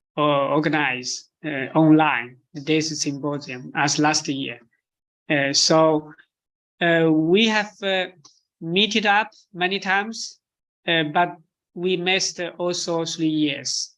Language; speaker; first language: English; non-native, fluent; Chinese